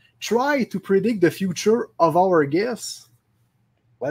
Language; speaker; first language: English; non-native, local second language; French